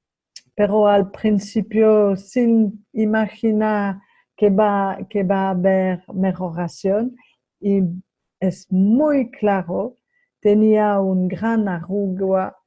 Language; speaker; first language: Spanish; non-native, fluent; French